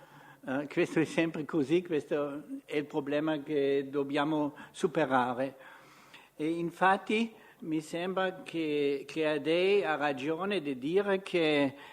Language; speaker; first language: Italian; non-native, fluent; German